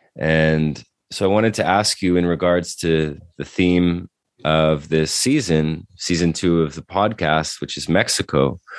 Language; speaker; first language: English; native; English